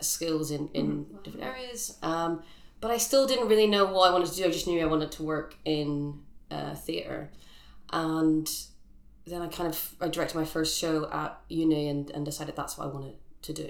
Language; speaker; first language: English; native; English